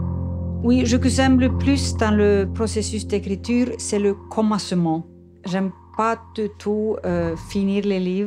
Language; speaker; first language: French; non-native, fluent; Icelandic